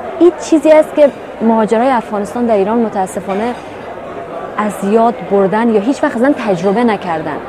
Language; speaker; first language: Persian; native; Persian